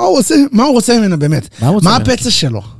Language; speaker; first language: Hebrew; native; Hebrew